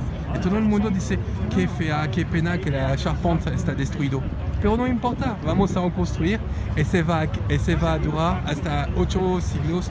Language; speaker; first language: Spanish; non-native, learner; French